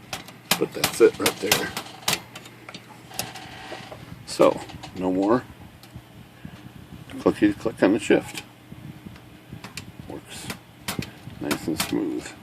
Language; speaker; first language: English; native; English